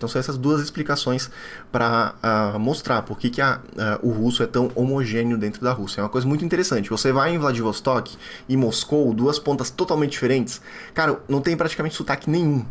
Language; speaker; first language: Portuguese; non-native, fluent; Russian